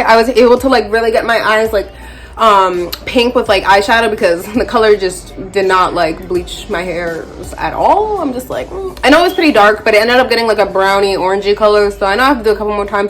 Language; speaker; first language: English; native; English